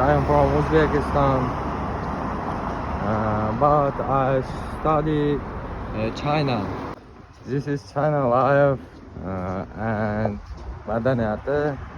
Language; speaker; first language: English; non-native, learner; Uzbek